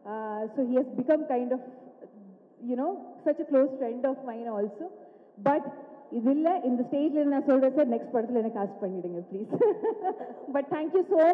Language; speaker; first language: Tamil; non-native, local second language; Malayalam